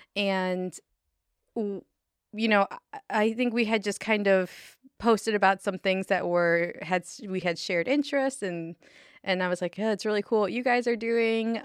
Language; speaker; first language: English; native; English